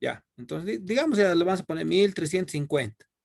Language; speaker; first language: Spanish; native; Spanish